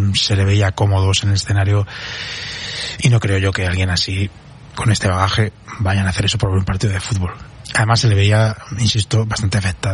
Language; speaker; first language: Spanish; native; Spanish